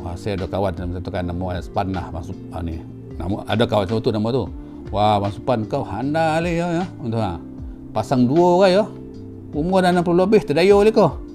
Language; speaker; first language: Malay; native; Malay